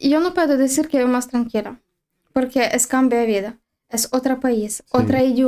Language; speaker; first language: Spanish; non-native, learner; Ukrainian